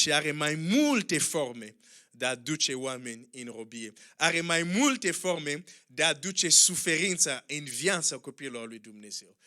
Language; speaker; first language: Romanian; non-native, fluent; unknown